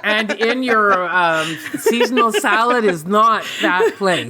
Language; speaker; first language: English; native; English